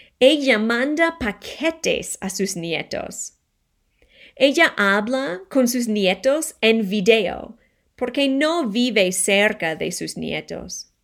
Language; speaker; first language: Spanish; non-native, fluent; English